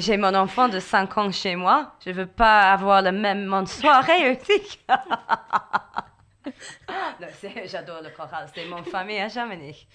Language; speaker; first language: French; non-native, learner; English